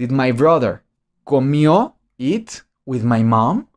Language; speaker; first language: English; non-native, fluent; Spanish